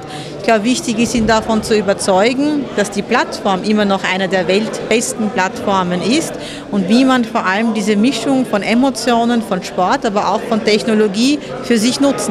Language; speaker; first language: German; early bilingual, other home language; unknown